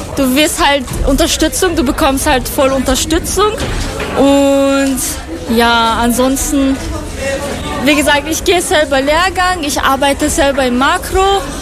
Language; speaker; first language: German; non-native, fluent; Persian